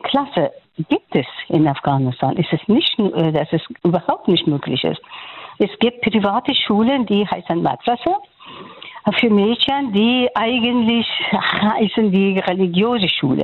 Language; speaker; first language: German; non-native, fluent; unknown